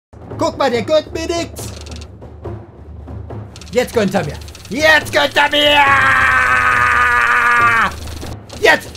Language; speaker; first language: German; native; German